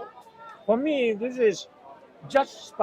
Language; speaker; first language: English; non-native, fluent; Japanese